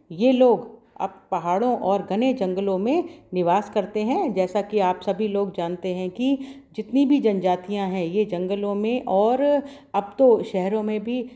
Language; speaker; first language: Hindi; native; Hindi